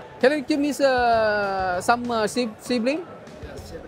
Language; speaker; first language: English; non-native, learner; Thai